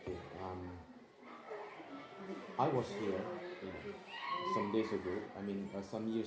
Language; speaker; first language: English; non-native, learner; Indonesian